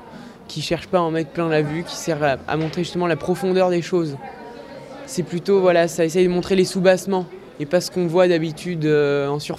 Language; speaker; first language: French; native; French